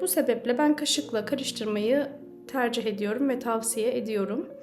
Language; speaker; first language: Turkish; native; Turkish